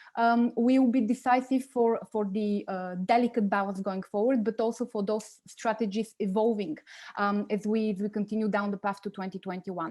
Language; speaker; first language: English; non-native, fluent; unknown